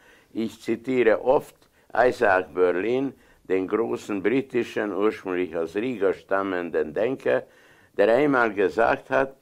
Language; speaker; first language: German; non-native, fluent; Hungarian